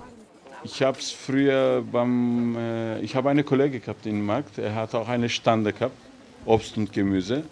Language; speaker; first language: German; non-native, learner; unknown